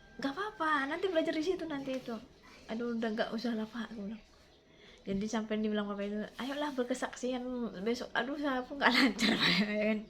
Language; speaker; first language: Indonesian; native; Indonesian